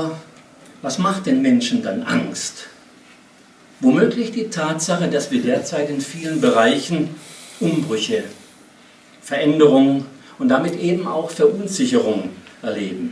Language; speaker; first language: German; native; German